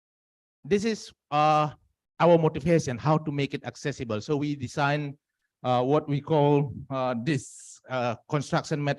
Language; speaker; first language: English; non-native, fluent; Indonesian